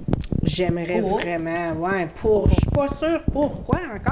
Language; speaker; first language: French; native; French